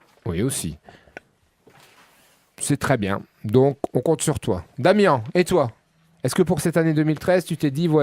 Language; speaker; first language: French; native; French